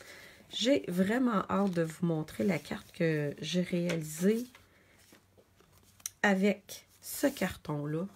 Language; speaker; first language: French; native; French